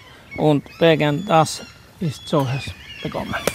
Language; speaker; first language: German; non-native, learner; Finnish